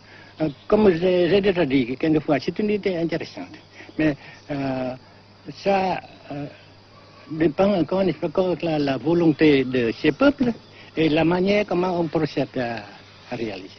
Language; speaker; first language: French; non-native, fluent; Vietnamese